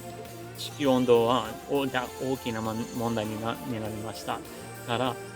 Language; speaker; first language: Japanese; non-native, learner; English